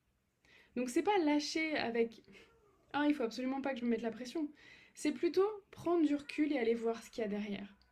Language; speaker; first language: French; native; French